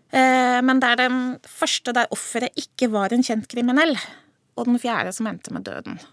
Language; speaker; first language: Norwegian; early bilingual, heritage; Norwegian